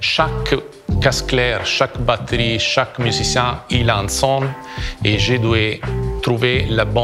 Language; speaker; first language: French; non-native, fluent; Italian